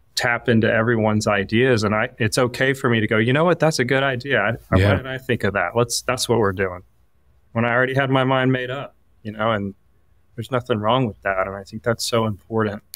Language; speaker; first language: English; native; English